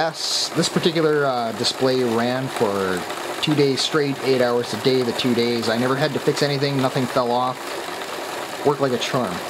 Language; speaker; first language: English; native; English